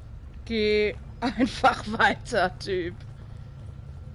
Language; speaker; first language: German; native; German